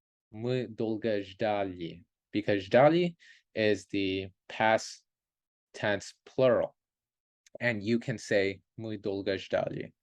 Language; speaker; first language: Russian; non-native, fluent; English